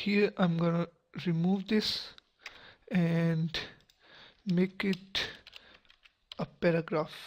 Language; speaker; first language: English; non-native, local second language; Urdu